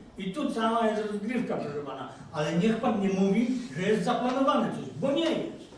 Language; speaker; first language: Polish; native; Polish